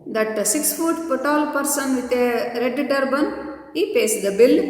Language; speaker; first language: English; non-native, local second language; Kannada